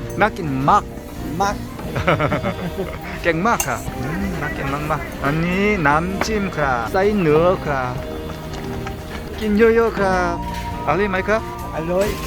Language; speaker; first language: Thai; non-native, learner; Korean